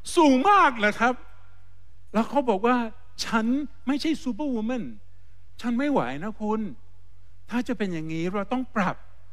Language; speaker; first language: Thai; non-native, fluent; English